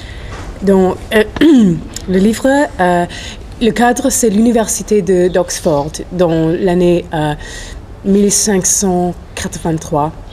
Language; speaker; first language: French; non-native, fluent; English